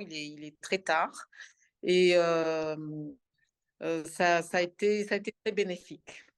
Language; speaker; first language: French; non-native, local second language; Malagasy